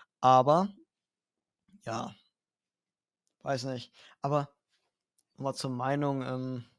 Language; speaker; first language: German; native; German